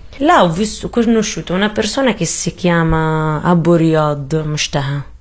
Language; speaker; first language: Italian; non-native, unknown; Arabic